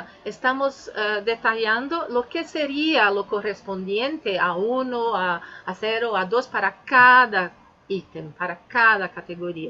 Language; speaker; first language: Spanish; non-native, fluent; Portuguese